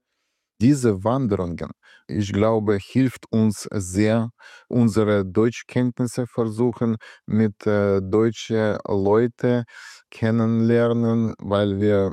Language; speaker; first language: German; non-native, learner; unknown